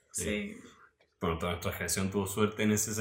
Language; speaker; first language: Spanish; native; Spanish